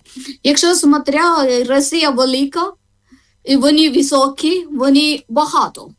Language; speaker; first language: Ukrainian; non-native, learner; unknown